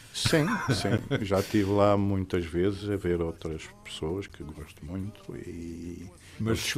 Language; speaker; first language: Portuguese; native; Portuguese